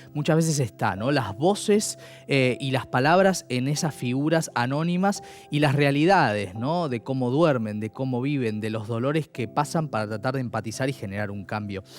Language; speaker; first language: Spanish; native; Spanish